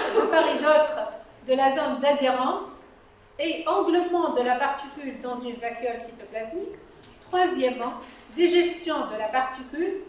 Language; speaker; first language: French; non-native, local second language; Arabic